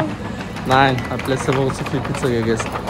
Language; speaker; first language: German; non-native, fluent; Turkish